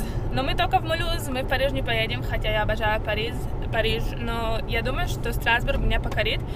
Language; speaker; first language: Russian; early bilingual, heritage; Russian